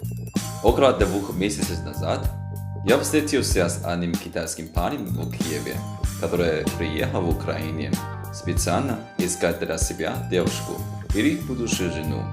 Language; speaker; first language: Russian; non-native, fluent; Chinese